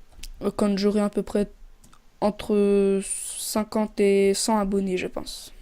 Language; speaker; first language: French; native; French